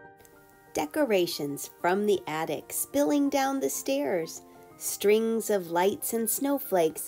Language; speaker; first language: English; native; English